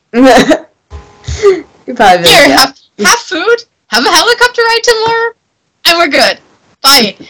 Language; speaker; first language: English; non-native, fluent; German